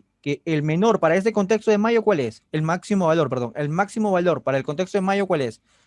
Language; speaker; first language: Spanish; native; Spanish